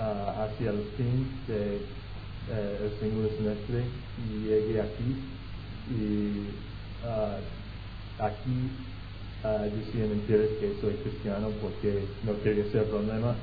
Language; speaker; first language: Spanish; non-native, fluent; English